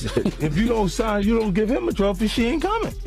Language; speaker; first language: English; native; English